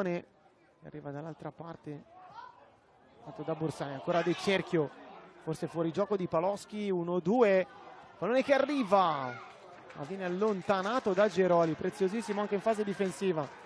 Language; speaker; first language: Italian; native; Italian